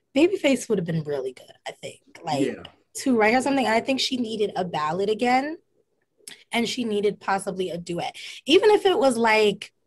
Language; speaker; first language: English; native; English